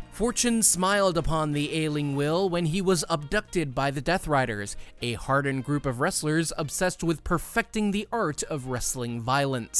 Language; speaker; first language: English; native; English